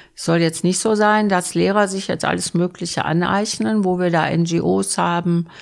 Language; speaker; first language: German; native; German